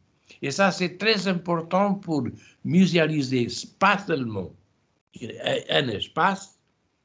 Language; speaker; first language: French; non-native, fluent; Portuguese